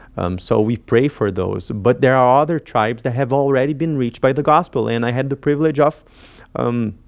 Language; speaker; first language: English; non-native, fluent; Portuguese